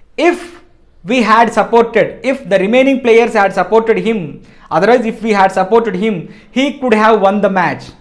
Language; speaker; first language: English; non-native, local second language; Telugu